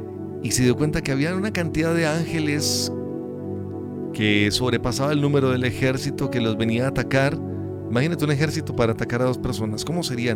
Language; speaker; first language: Spanish; native; Spanish